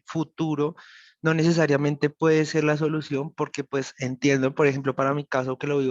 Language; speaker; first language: Spanish; native; Spanish